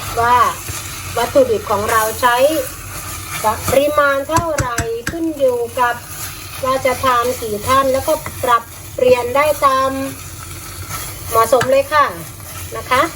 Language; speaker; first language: Thai; native; Thai